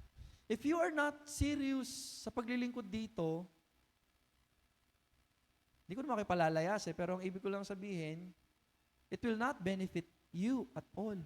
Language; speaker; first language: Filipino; native; Filipino